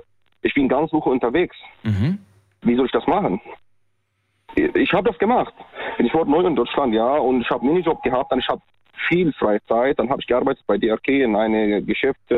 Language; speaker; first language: German; non-native, learner; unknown